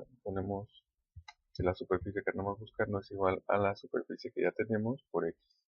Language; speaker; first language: Spanish; native; Spanish